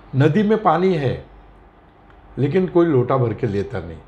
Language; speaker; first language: Hindi; non-native, local second language; Marathi